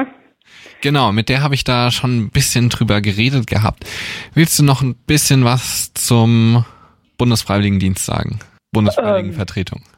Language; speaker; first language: German; native; German